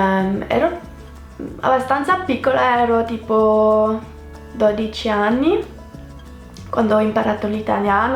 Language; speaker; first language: Italian; non-native, fluent; French